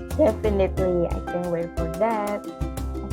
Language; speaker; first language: English; non-native, learner; Indonesian